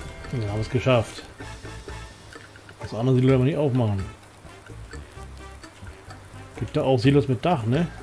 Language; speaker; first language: German; native; German